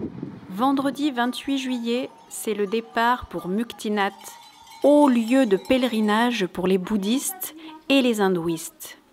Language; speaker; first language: French; native; French